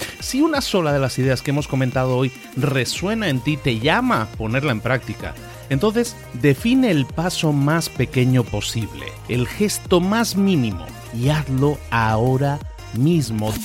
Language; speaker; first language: Spanish; native; Spanish